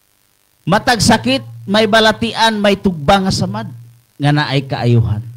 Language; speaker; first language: Cebuano; native; Cebuano